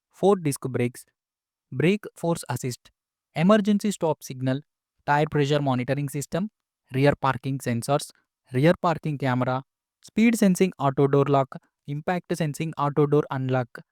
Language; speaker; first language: Telugu; native; Telugu